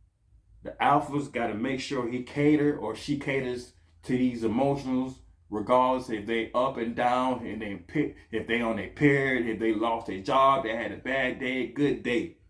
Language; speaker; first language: English; native; English